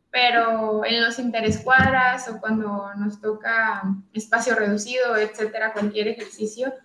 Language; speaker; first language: Spanish; native; Spanish